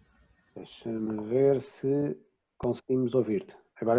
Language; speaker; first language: Portuguese; native; Portuguese